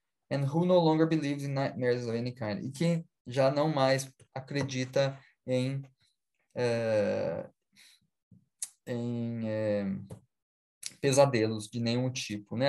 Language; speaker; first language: Portuguese; native; Portuguese